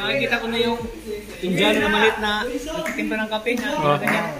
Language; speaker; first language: Filipino; native; Filipino